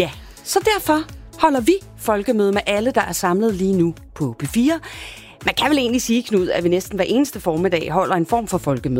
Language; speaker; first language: Danish; native; Danish